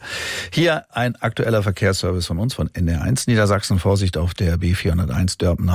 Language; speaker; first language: German; native; German